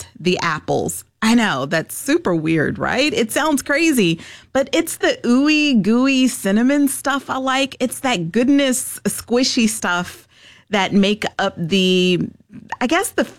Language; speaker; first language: English; native; English